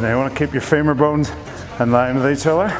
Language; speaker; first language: English; native; English